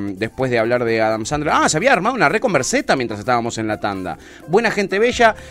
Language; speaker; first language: Spanish; native; Spanish